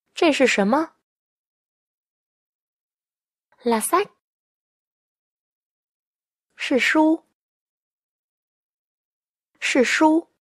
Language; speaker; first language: Chinese; non-native, fluent; Vietnamese